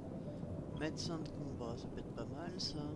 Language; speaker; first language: French; native; French